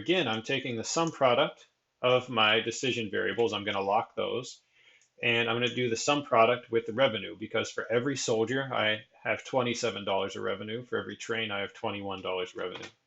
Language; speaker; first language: English; native; English